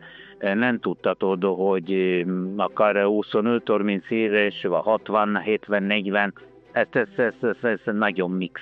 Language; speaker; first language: Hungarian; non-native, fluent; Italian